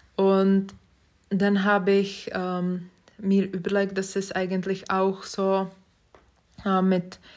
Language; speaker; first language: German; non-native, fluent; Czech